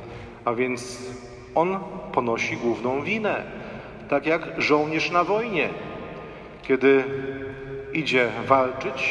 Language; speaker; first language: Polish; native; Polish